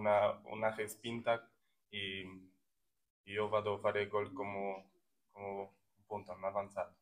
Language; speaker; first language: Italian; native; Italian